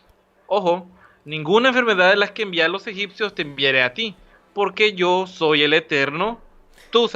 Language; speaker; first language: Spanish; native; Spanish